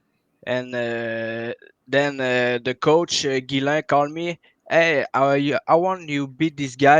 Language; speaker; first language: English; non-native, local second language; French